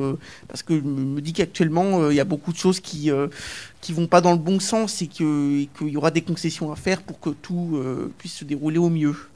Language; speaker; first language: French; native; French